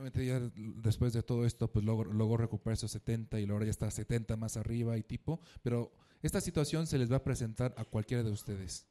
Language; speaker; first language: Spanish; native; Spanish